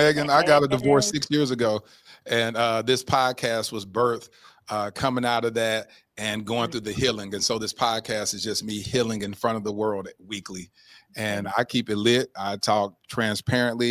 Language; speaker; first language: English; native; English